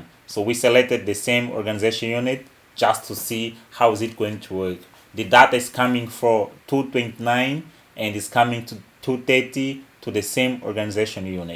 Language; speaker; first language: English; non-native, local second language; Portuguese